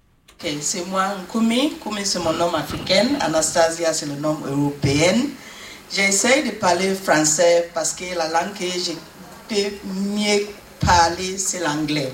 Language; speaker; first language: French; non-native, learner; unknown